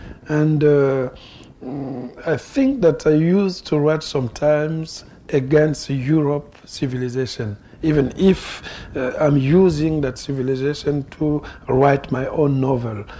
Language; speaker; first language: English; non-native, fluent; Lingala